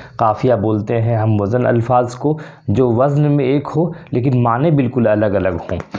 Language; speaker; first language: Urdu; native; Urdu